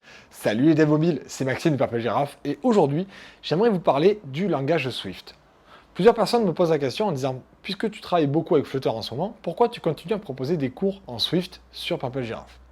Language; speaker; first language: French; native; French